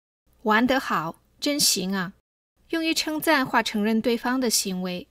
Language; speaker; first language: Chinese; native; Chinese